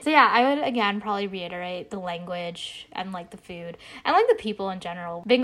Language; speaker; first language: English; early bilingual, other home language; Bangla